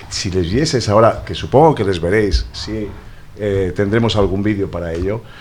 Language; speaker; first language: Spanish; native; Spanish